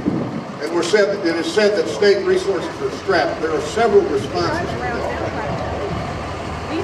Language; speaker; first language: English; native; English